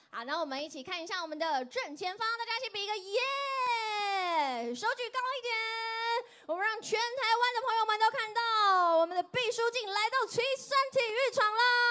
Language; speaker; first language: Chinese; native; Chinese